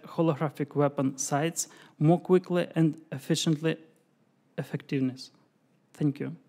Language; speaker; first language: English; non-native, fluent; Ukrainian